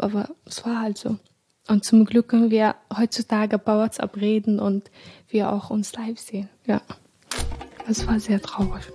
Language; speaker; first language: German; non-native, fluent; Arabic